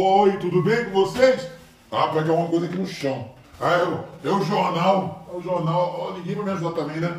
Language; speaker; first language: Portuguese; native; Portuguese